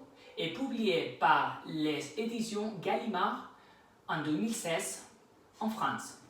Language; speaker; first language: French; non-native, learner; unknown